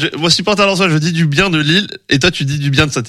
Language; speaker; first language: French; native; French